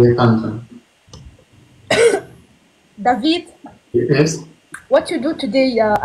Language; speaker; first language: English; non-native, learner; Arabic